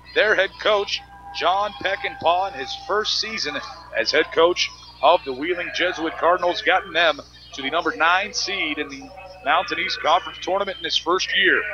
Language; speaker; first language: English; native; English